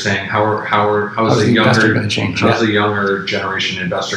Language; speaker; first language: English; native; English